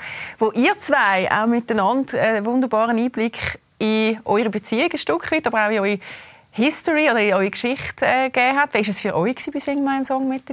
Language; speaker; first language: German; native; German